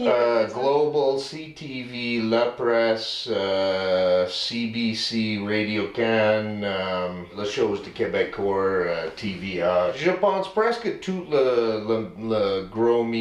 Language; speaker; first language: French; non-native, learner; English